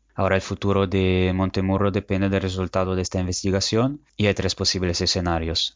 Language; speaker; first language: Spanish; non-native, fluent; Italian